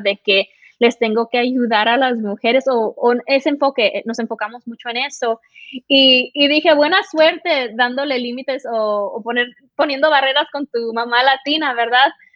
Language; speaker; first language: Spanish; early bilingual, heritage; Spanish